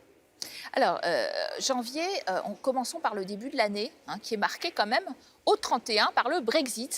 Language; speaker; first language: French; native; French